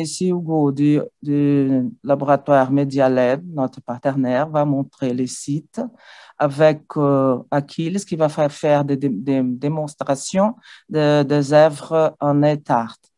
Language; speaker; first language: French; non-native, learner; Portuguese